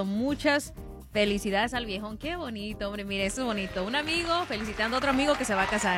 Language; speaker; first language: Spanish; native; Spanish